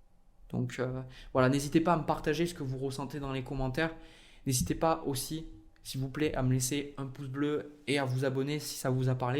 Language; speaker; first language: French; native; French